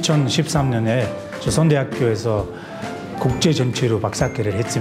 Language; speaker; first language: Korean; non-native, fluent; Mongolian